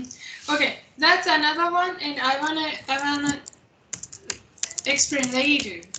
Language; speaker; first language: English; non-native, fluent; Japanese